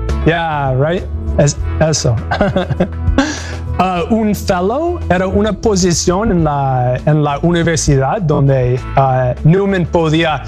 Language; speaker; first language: Spanish; non-native, learner; English